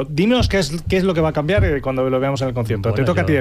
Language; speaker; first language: Spanish; native; Spanish